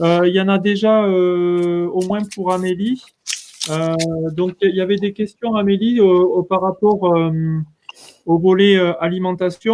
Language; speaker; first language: French; native; French